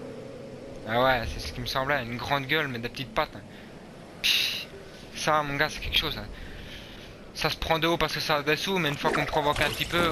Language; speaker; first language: French; native; French